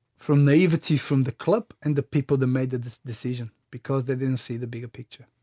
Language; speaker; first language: English; non-native, fluent; Bulgarian